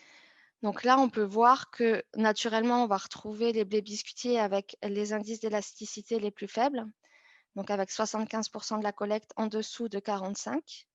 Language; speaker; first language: French; native; French